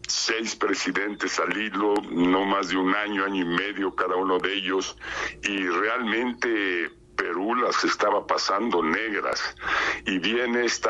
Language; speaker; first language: Spanish; native; Spanish